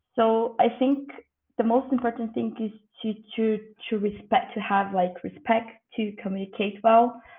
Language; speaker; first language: English; non-native, fluent; Portuguese